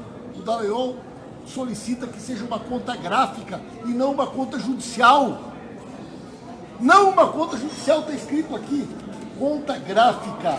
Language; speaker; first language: Portuguese; native; Portuguese